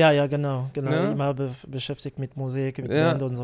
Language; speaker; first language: German; non-native, learner; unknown